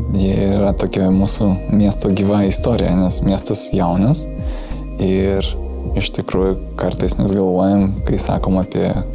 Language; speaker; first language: Lithuanian; non-native, local second language; Russian